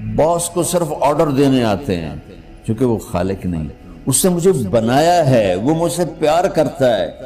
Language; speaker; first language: Urdu; non-native, local second language; Punjabi